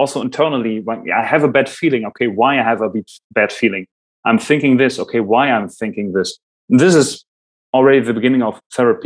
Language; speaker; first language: English; non-native, fluent; German